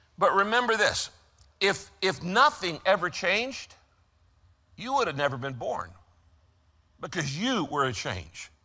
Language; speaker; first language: English; native; English